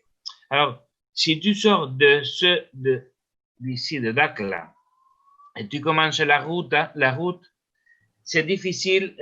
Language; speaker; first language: French; non-native, learner; Spanish